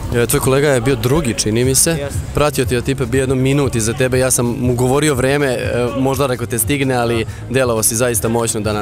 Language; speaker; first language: Serbian; native; Serbian